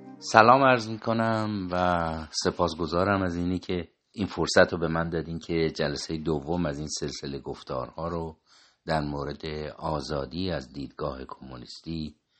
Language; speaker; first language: Persian; native; Persian